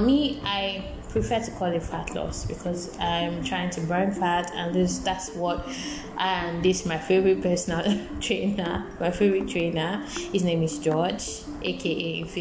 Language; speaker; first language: English; non-native, local second language; Yoruba